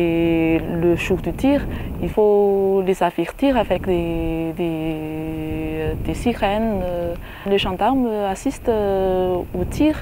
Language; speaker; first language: French; non-native, local second language; Malagasy